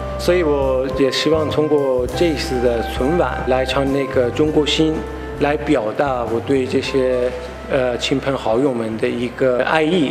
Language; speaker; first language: Chinese; non-native, fluent; Persian